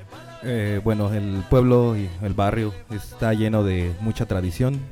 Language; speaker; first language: Spanish; native; Spanish